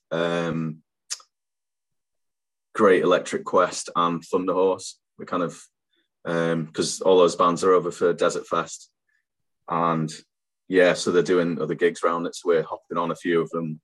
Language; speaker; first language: English; native; English